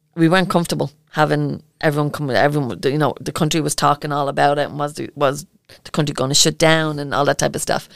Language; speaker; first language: English; native; English